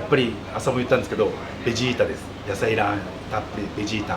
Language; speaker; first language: Japanese; native; Japanese